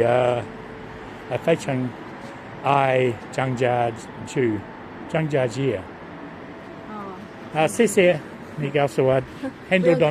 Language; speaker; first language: Chinese; non-native, learner; English